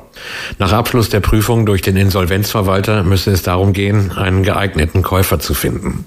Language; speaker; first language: German; native; German